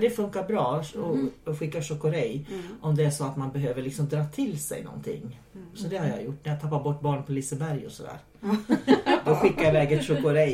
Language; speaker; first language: Swedish; native; Swedish